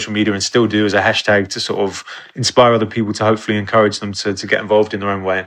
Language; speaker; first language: English; native; English